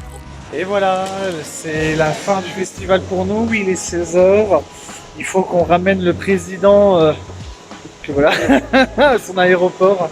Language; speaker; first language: French; native; French